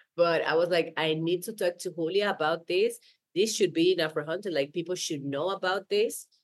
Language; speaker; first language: English; non-native, fluent; Spanish